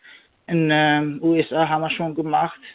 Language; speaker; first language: German; non-native, learner; Kurdish